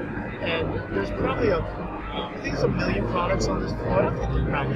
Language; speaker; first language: English; native; English